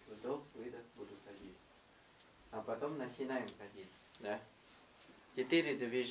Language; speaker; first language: Russian; non-native, fluent; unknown